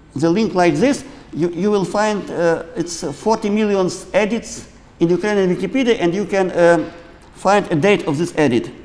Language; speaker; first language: English; non-native, fluent; Ukrainian